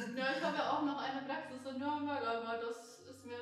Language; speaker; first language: German; native; German